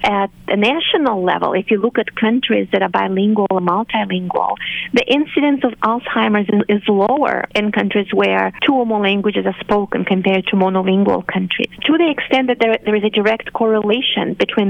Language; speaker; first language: English; non-native, fluent; Romanian